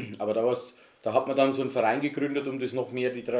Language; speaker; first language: German; native; German